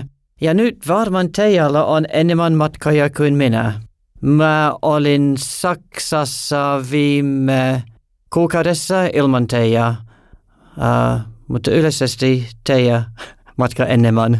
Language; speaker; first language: Finnish; non-native, fluent; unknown